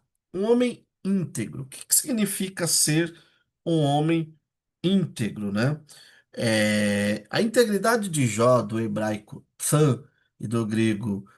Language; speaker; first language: Portuguese; native; Portuguese